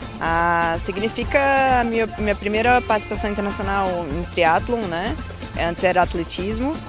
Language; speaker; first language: Spanish; non-native, learner; Portuguese